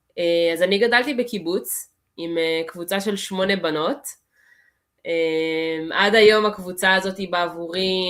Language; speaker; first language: Hebrew; early bilingual, other home language; Russian